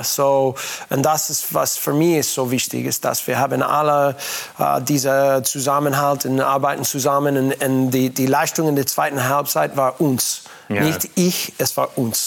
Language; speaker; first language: German; non-native, learner; English